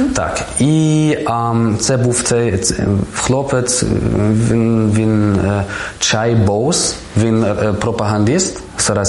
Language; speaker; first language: Ukrainian; non-native, learner; German